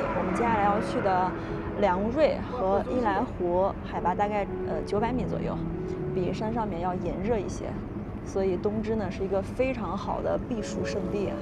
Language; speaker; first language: Chinese; native; Chinese